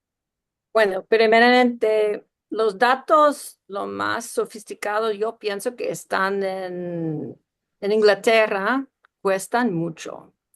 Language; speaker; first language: Spanish; early bilingual, heritage; Spanish